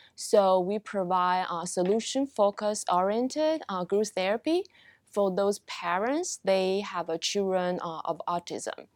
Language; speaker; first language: English; non-native, fluent; Chinese